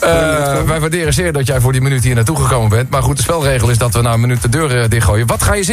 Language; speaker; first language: Dutch; native; Dutch